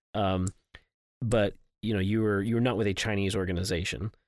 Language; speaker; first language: English; native; English